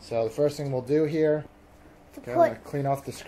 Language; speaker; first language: English; native; English